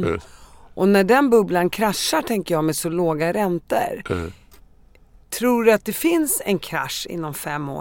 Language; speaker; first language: Swedish; native; Swedish